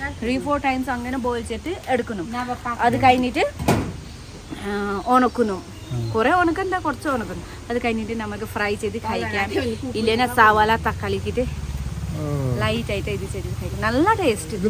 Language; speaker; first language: Malayalam; non-native, learner; Nepali